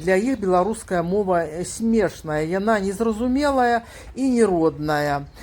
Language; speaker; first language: Belarusian; native; Belarusian